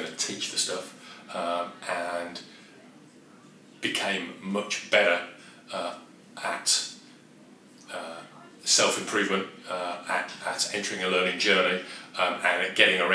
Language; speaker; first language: English; native; English